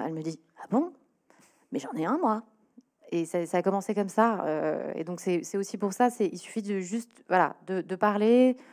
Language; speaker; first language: French; native; French